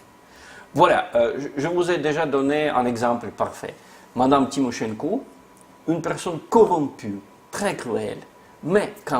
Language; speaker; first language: French; non-native, fluent; Russian